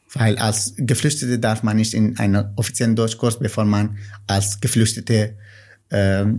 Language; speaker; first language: German; non-native, fluent; Kurdish